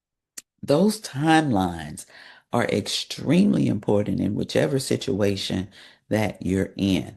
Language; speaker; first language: English; native; English